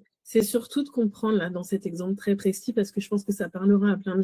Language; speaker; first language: French; native; French